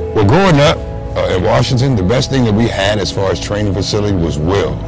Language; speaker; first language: English; native; English